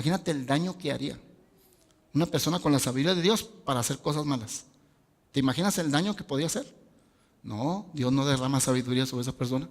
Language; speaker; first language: Spanish; native; Spanish